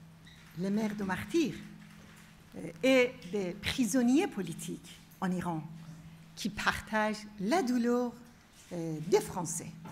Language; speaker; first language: French; non-native, fluent; Persian